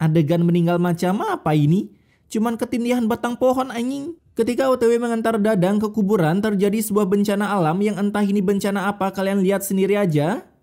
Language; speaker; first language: Indonesian; native; Indonesian